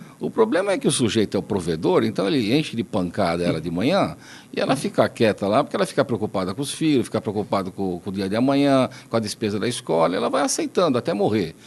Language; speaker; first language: Portuguese; native; Portuguese